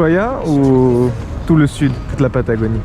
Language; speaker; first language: French; native; French